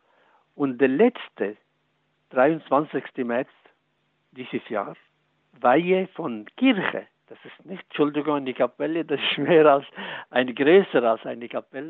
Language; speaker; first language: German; non-native, fluent; Arabic